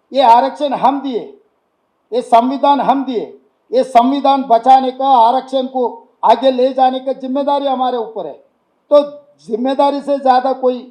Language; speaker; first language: Hindi; non-native, local second language; Telugu